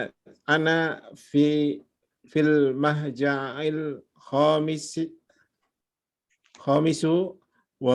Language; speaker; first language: Arabic; non-native, learner; Indonesian